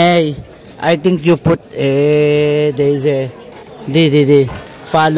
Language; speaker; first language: English; non-native, learner; Filipino